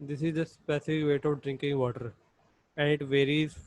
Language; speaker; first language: English; non-native, local second language; Punjabi